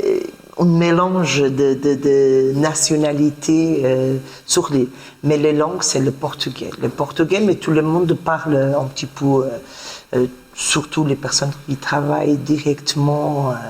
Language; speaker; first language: French; non-native, fluent; Portuguese